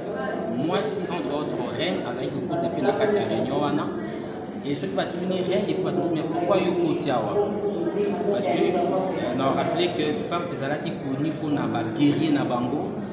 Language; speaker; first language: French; non-native, local second language; Lingala